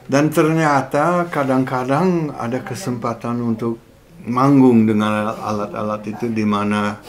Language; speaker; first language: Indonesian; non-native, fluent; English